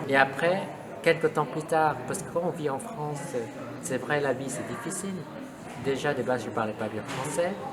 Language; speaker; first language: French; non-native, fluent; Lao